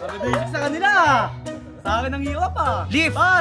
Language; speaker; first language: Filipino; native; Filipino